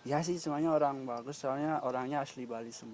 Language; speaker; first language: Indonesian; non-native, local second language; Balinese